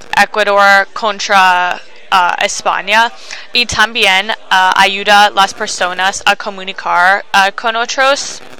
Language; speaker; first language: Spanish; non-native, learner; English